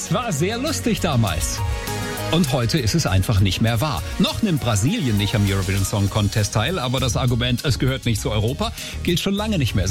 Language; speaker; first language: German; native; German